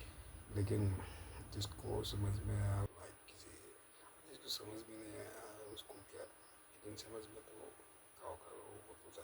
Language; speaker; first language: Hindi; non-native, local second language; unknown